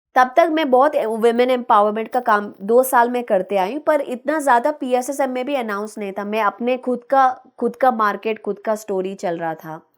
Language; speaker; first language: Hindi; non-native, local second language; Telugu